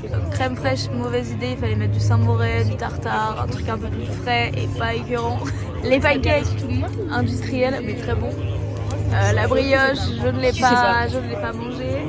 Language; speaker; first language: French; native; French